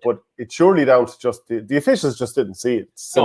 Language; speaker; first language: English; native; English